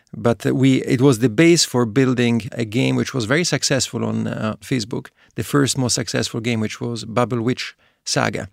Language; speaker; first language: English; non-native, fluent; Italian